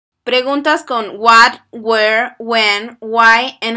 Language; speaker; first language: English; non-native, fluent; Spanish